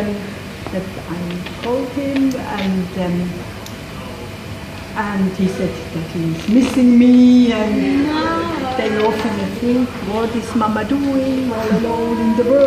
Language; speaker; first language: English; non-native, fluent; French